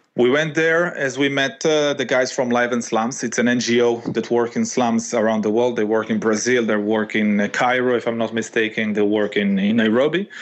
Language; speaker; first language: English; non-native, fluent; Hebrew